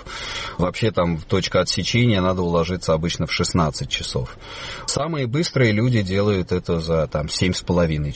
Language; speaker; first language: Russian; native; Russian